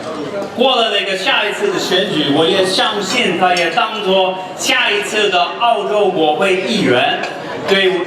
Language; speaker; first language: Chinese; non-native, fluent; English